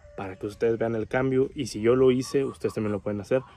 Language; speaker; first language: Spanish; native; Spanish